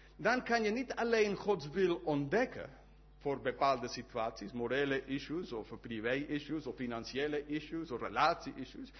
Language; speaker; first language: Dutch; non-native, fluent; English